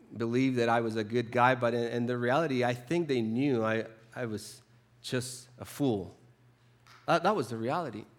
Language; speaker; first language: English; non-native, fluent; Spanish